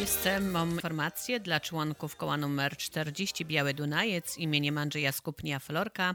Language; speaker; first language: Polish; native; Polish